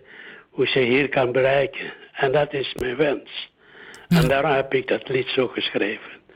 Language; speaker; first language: Dutch; early bilingual, other home language; Indonesian